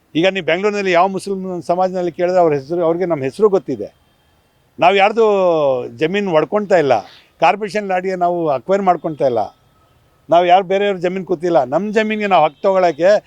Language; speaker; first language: Kannada; non-native, local second language; Urdu